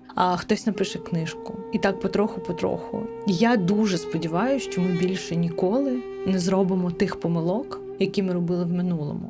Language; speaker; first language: Ukrainian; non-native, local second language; Crimean Tatar